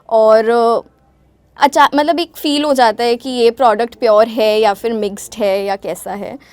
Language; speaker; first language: Hindi; non-native, local second language; Gujarati